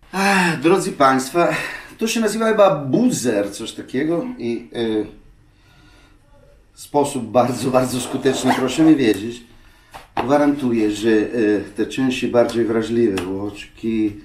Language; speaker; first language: Polish; non-native, learner; Italian